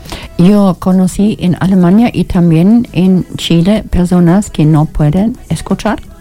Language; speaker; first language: Spanish; non-native, learner; German